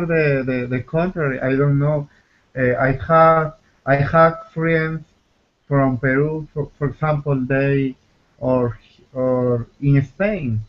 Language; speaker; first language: English; non-native, learner; Spanish